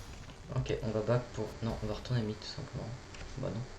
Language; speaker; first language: French; native; French